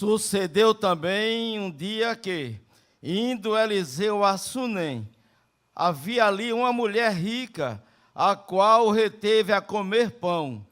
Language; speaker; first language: Portuguese; native; Portuguese